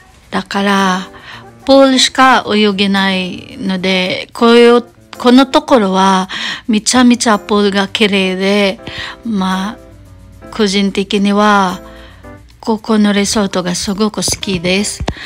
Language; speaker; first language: Japanese; non-native, fluent; Cebuano